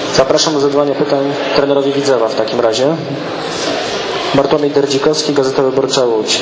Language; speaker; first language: Polish; native; Polish